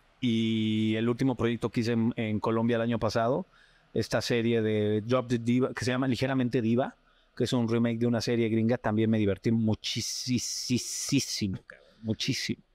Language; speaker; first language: Spanish; native; Spanish